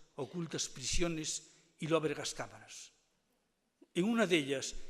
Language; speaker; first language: Spanish; non-native, local second language; Galician